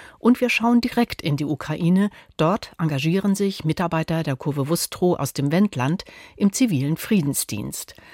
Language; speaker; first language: German; native; German